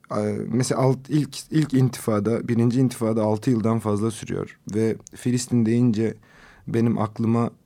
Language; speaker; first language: Turkish; non-native, local second language; Kurdish